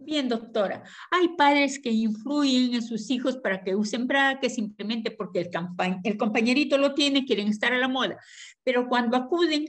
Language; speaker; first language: Spanish; native; Spanish